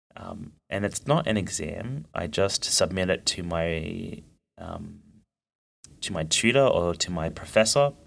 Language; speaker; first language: English; native; English